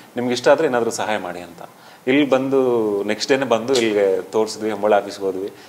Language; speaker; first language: Kannada; native; Kannada